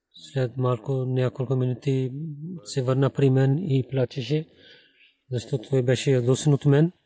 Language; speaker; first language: Bulgarian; non-native, learner; Urdu